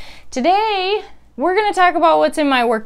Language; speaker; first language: English; native; English